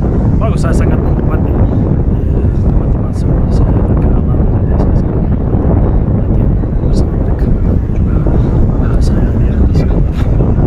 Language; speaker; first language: Indonesian; non-native, fluent; Serbian